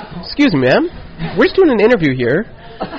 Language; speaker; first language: English; native; English